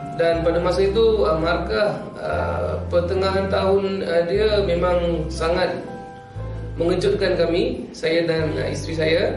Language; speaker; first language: Malay; non-native, local second language; Tamil